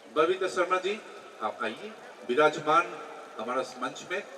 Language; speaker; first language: Hindi; non-native, local second language; Kok Borok